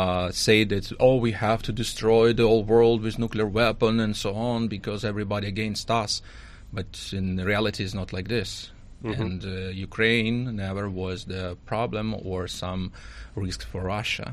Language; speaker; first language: English; non-native, learner; Russian